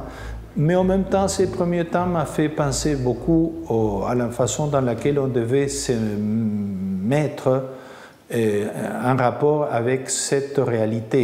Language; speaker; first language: French; non-native, fluent; Spanish